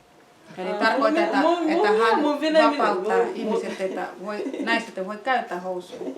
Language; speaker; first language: Finnish; non-native, fluent; Swahili